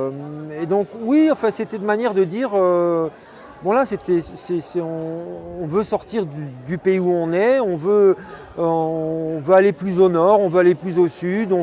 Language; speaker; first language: French; non-native, local second language; Arabic